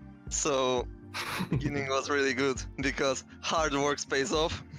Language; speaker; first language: English; non-native, fluent; Russian